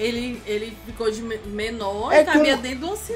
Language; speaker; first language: Portuguese; native; Portuguese